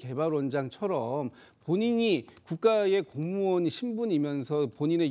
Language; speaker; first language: Korean; native; Korean